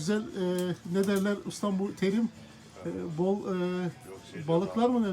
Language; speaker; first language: Turkish; native; Turkish